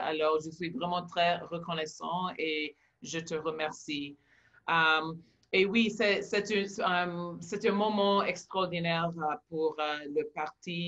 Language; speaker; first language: French; non-native, local second language; English